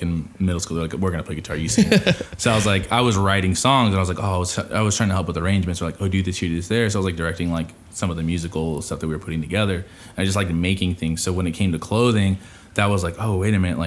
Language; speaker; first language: English; native; English